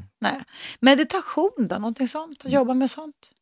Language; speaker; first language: Swedish; native; Swedish